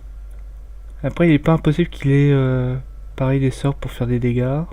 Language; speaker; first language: French; native; French